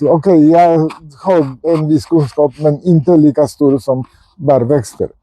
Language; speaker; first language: Swedish; non-native, fluent; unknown